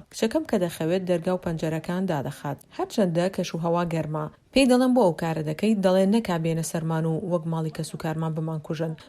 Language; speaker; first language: Central Kurdish; non-native, local second language; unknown